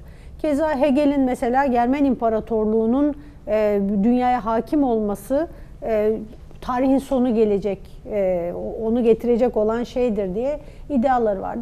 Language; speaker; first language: Turkish; native; Turkish